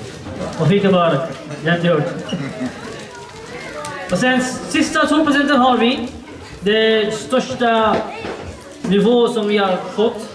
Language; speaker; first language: Swedish; non-native, learner; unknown